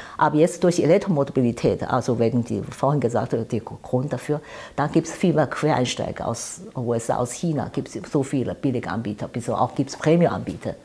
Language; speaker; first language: German; non-native, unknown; Chinese